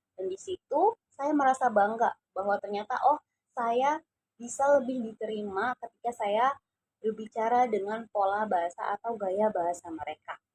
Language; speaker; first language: Indonesian; non-native, local second language; Javanese